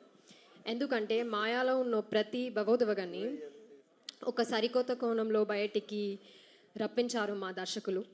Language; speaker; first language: Telugu; non-native, learner; Malayalam